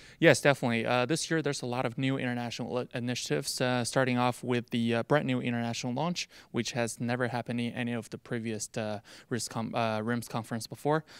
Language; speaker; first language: English; non-native, fluent; Chinese